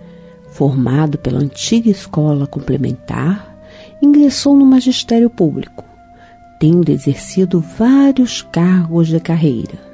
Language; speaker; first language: Portuguese; native; Portuguese